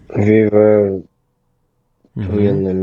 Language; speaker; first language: English; non-native, learner; Russian